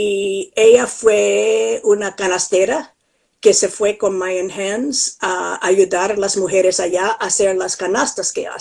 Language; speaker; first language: Spanish; non-native, fluent; English